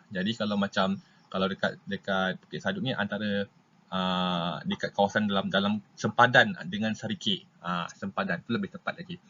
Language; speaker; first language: Malay; native; Malay